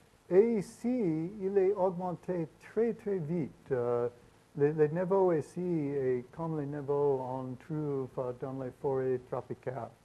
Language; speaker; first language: French; non-native, learner; English